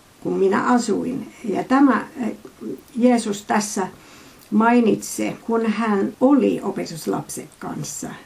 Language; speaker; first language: Finnish; non-native, fluent; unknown